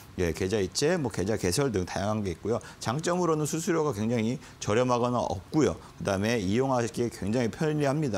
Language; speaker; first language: Korean; native; Korean